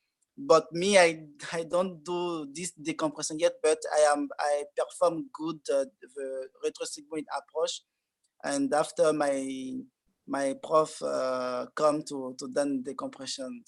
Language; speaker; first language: English; non-native, learner; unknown